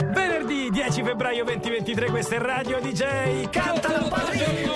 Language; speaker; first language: Italian; native; Italian